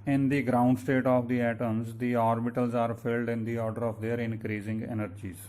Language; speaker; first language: English; non-native, local second language; Punjabi